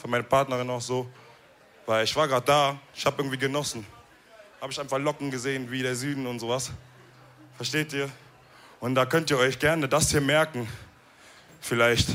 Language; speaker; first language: German; early bilingual, other home language; Wolof